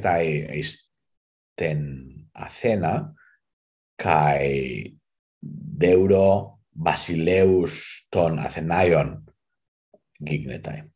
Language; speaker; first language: Greek; non-native, fluent; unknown